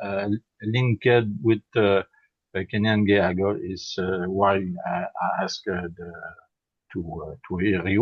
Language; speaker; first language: English; non-native, learner; French